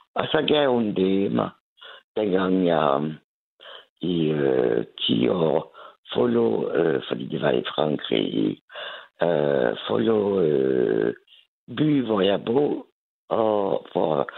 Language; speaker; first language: Danish; non-native, fluent; French